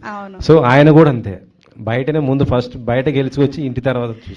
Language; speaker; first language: Telugu; native; Telugu